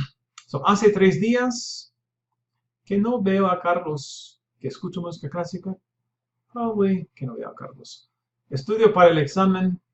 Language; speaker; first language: Spanish; non-native, fluent; English